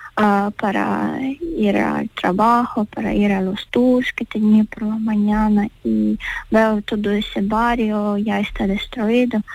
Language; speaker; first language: Spanish; non-native, learner; Ukrainian